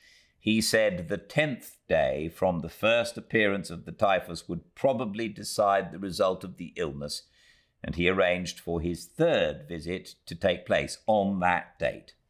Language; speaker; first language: English; native; English